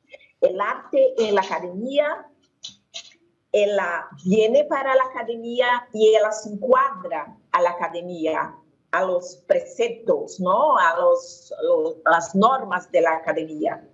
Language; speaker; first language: Spanish; non-native, fluent; Portuguese